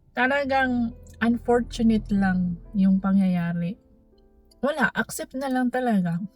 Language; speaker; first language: Filipino; non-native, local second language; Cebuano